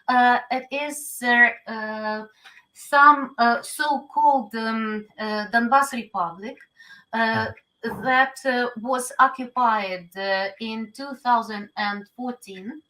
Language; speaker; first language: English; non-native, learner; Ukrainian